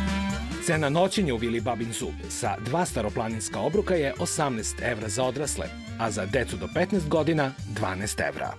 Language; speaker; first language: Serbian; native; Serbian